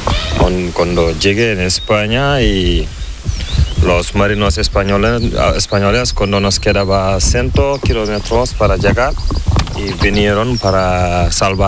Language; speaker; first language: Spanish; non-native, learner; Fula